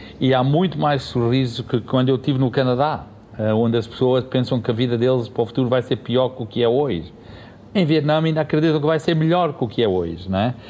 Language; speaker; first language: Portuguese; early bilingual, heritage; Portuguese